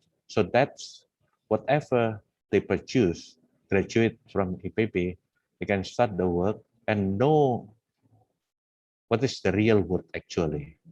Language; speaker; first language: English; non-native, fluent; Indonesian